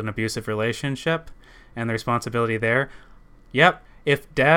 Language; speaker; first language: English; native; English